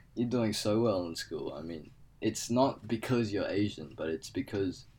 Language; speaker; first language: English; non-native, local second language; Cantonese